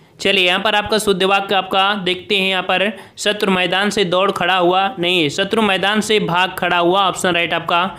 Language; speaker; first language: Hindi; native; Hindi